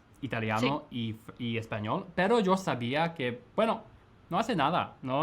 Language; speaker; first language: Spanish; non-native, fluent; English